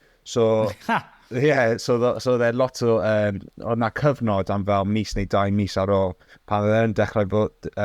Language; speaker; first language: Welsh; non-native, local second language; English